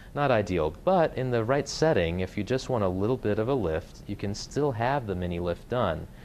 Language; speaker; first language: English; native; English